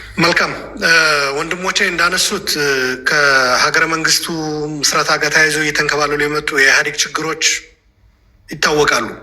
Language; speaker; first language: Amharic; non-native, local second language; Tigrinya